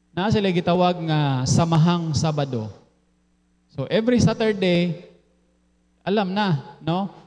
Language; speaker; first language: Cebuano; non-native, local second language; Filipino